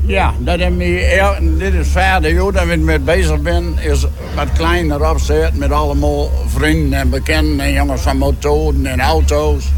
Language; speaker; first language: Dutch; native; Dutch